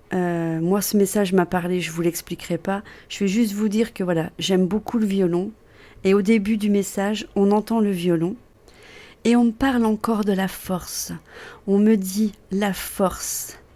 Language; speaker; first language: French; native; French